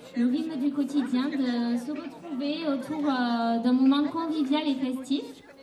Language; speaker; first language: French; native; French